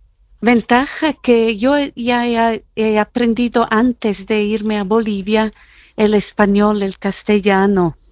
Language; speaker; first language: Spanish; non-native, fluent; German